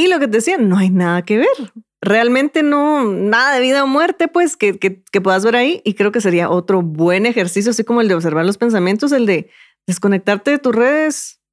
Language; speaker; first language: Spanish; native; Spanish